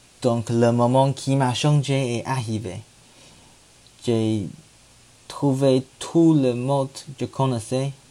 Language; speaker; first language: French; non-native, learner; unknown